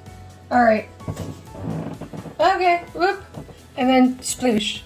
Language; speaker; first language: English; native; English